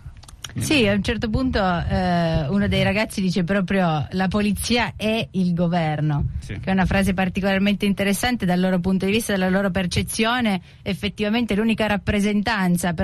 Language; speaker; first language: Italian; native; Italian